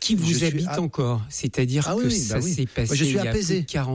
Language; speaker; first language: French; native; French